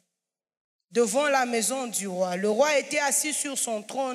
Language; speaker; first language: French; non-native, local second language; Swahili